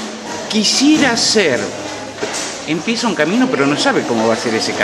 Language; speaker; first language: Spanish; native; Spanish